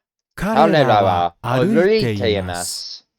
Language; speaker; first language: Japanese; non-native, learner; English